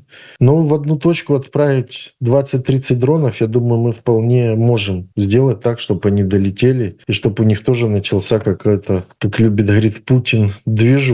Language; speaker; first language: Russian; native; Russian